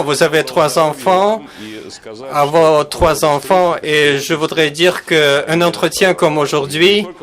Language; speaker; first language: French; non-native, fluent; Russian